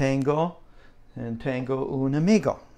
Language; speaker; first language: Spanish; non-native, learner; English